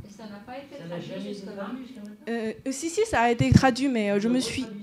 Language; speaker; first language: French; non-native, fluent; Chinese